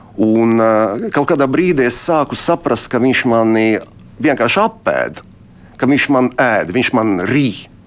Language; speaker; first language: Latvian; non-native, local second language; Russian